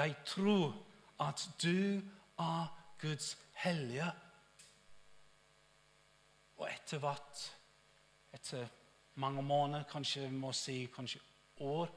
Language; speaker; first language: Norwegian; non-native, fluent; English